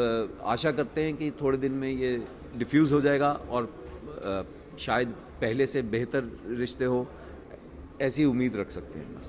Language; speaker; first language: Hindi; native; Hindi